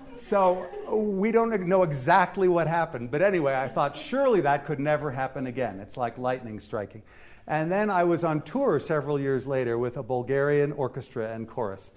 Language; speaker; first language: English; native; English